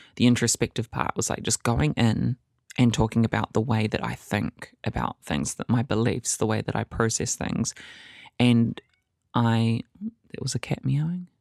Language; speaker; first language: English; native; English